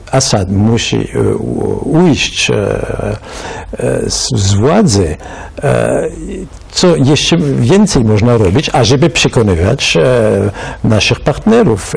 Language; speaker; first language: Polish; non-native, fluent; French